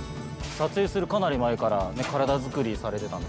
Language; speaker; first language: Japanese; native; Japanese